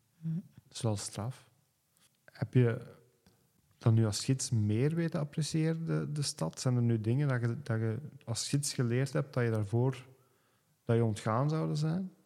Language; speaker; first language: Dutch; native; Dutch